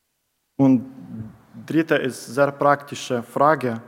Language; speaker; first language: German; non-native, learner; Ukrainian